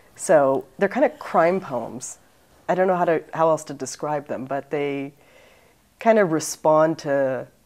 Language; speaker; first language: English; native; English